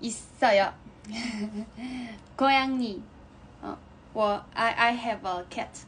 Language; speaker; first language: Korean; non-native, learner; Chinese